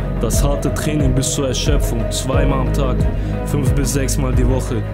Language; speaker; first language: German; native; German